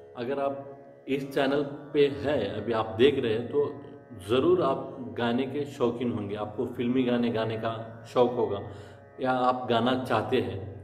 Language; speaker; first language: Hindi; non-native, local second language; Kannada